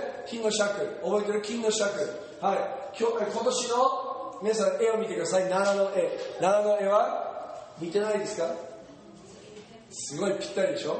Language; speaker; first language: Japanese; non-native, fluent; English